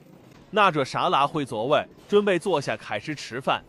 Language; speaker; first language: Chinese; native; Chinese